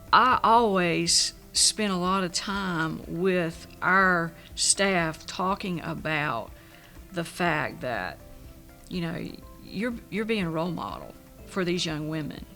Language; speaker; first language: English; native; English